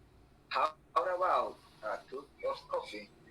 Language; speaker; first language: English; non-native, learner; Spanish